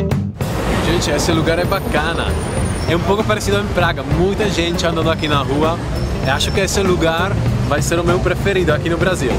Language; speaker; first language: Portuguese; non-native, fluent; Czech